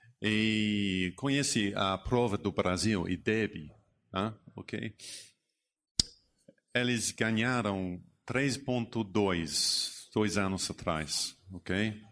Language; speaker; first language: Portuguese; non-native, learner; English